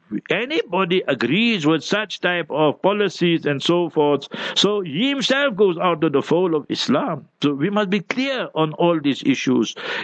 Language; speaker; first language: English; non-native, local second language; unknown